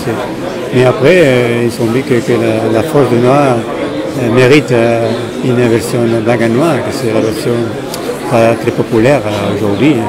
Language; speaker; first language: French; non-native, fluent; Spanish